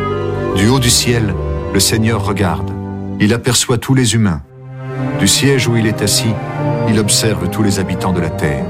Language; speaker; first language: French; native; French